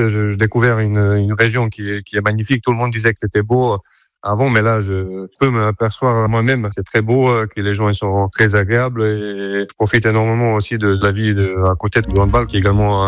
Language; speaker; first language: French; non-native, fluent; Croatian